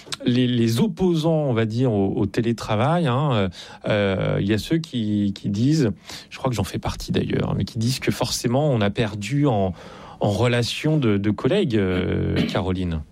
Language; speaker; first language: French; native; French